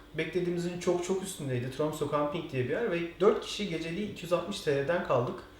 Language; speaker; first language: Turkish; native; Turkish